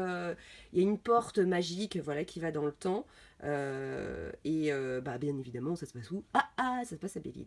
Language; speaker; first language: French; native; French